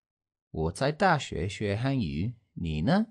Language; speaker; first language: Chinese; non-native, learner; English